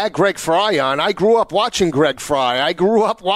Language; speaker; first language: English; native; English